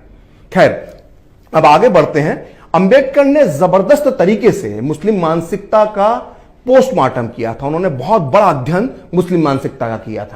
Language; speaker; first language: Hindi; native; Hindi